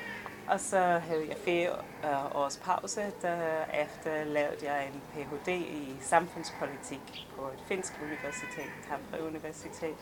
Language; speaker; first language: Danish; non-native, fluent; English